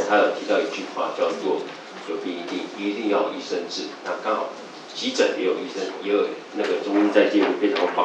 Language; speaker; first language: Chinese; native; Chinese